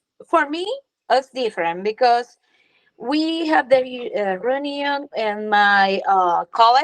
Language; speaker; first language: English; non-native, learner; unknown